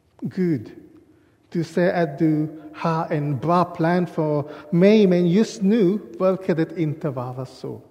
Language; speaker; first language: Swedish; non-native, learner; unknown